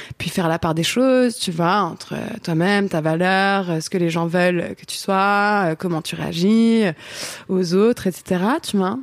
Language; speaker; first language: French; native; French